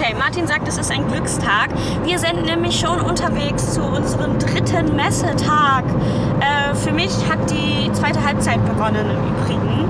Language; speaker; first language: German; native; German